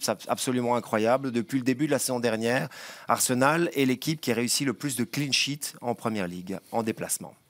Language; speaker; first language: French; native; French